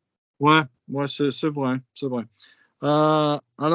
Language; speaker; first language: French; non-native, fluent; English